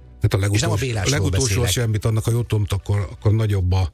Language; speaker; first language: Hungarian; native; Hungarian